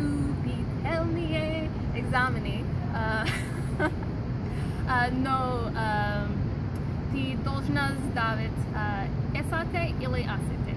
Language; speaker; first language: Russian; non-native, fluent; English